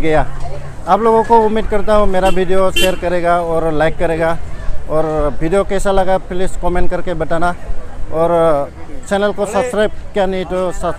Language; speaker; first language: Hindi; non-native, local second language; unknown